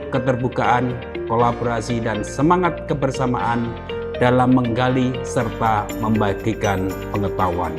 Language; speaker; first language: Indonesian; native; Indonesian